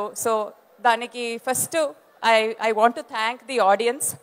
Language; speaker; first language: Telugu; non-native, fluent; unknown